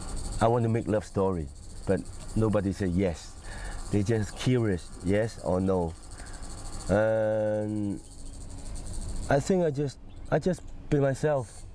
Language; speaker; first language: English; non-native, fluent; Cantonese